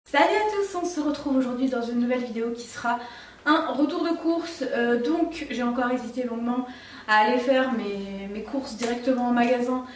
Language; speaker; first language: French; native; French